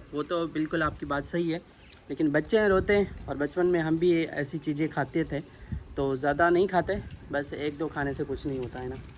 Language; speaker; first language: Urdu; non-native, local second language; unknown